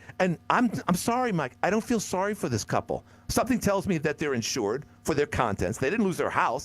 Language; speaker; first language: English; native; English